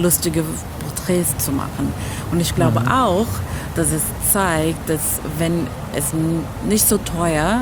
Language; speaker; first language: German; non-native, fluent; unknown